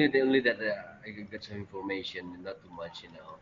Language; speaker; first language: English; non-native, learner; Indonesian